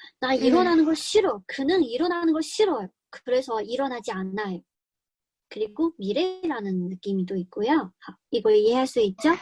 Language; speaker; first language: Korean; non-native, learner; Chinese